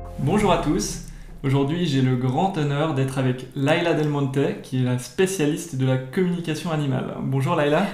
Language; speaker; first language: French; native; French